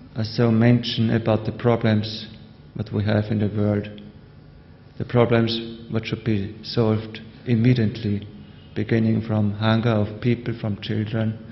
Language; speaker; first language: English; non-native, learner; German